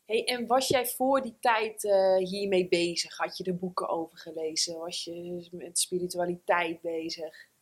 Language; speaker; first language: Dutch; native; Dutch